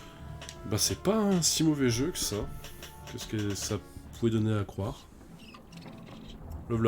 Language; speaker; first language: French; native; French